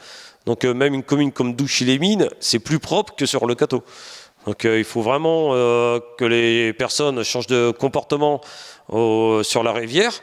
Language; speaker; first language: French; native; French